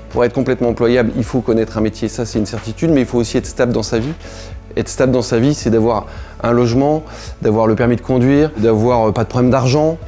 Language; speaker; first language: French; native; French